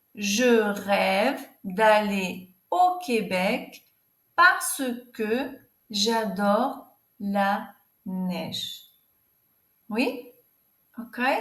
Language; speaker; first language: French; non-native, fluent; Portuguese